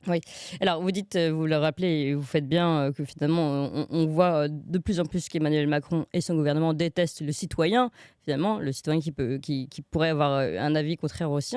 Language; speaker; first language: French; native; French